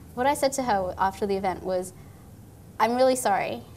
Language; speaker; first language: English; native; English